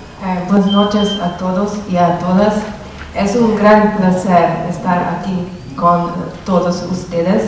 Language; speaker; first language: Spanish; non-native, learner; Slovenian